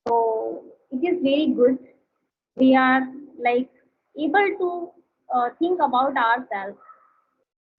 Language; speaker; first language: English; non-native, learner; Hindi